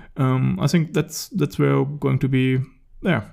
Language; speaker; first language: English; non-native, fluent; German